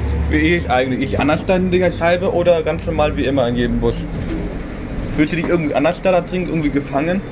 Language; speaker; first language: German; native; German